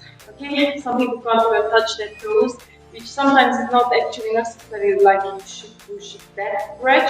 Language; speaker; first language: English; non-native, fluent; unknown